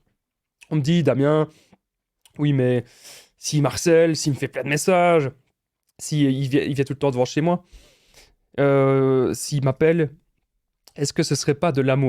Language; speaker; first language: French; native; French